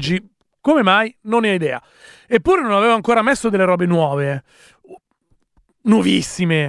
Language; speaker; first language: Italian; native; Italian